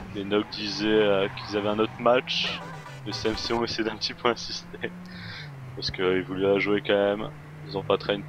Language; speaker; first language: French; native; French